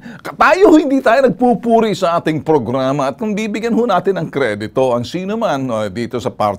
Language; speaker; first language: Filipino; native; Filipino